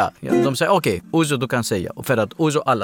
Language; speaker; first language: Swedish; non-native, fluent; Greek